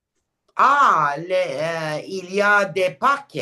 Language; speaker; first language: French; non-native, learner; Turkish